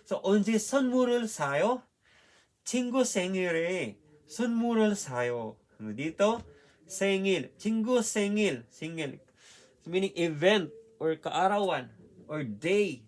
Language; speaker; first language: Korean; non-native, learner; Filipino